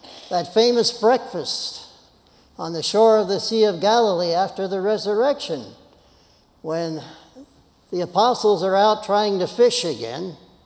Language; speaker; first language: English; native; English